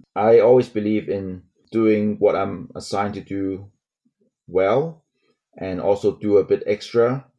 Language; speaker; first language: English; non-native, local second language; Cantonese